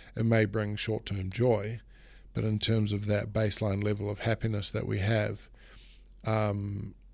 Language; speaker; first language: English; native; English